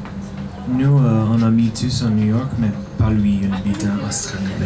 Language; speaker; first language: French; non-native, learner; English